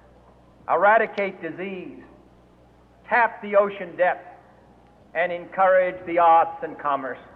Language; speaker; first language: English; native; English